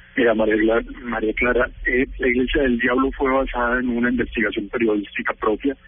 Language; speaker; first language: Spanish; native; Spanish